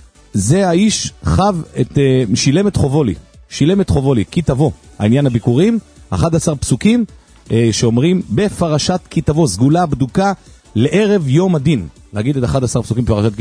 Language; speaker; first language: Hebrew; native; Hebrew